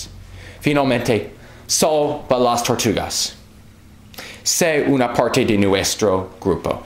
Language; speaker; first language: Spanish; non-native, learner; English